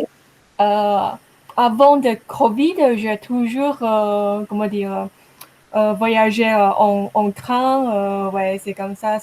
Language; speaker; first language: French; non-native, learner; Chinese